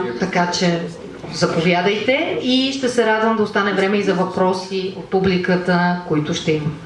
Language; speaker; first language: Bulgarian; native; Bulgarian